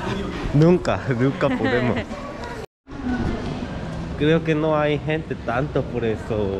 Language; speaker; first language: Spanish; non-native, learner; Korean